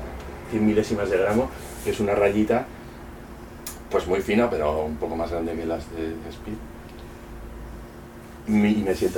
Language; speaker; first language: Spanish; native; Spanish